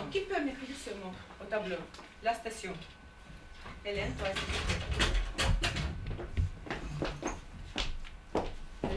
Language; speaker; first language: French; non-native, fluent; Russian